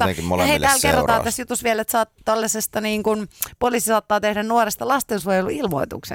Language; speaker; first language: Finnish; native; Finnish